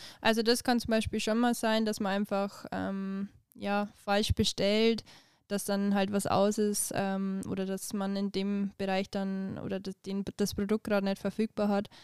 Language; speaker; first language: German; native; German